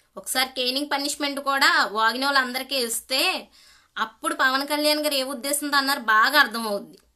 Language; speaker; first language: Telugu; native; Telugu